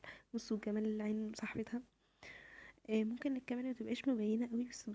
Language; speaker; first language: Arabic; native; Arabic